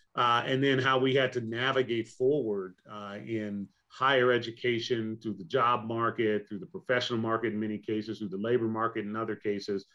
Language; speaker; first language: English; native; English